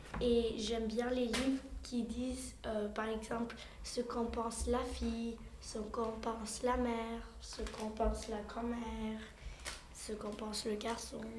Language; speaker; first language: French; early bilingual, heritage; French